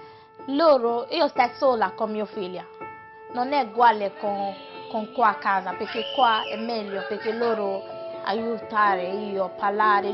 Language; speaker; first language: Italian; non-native, learner; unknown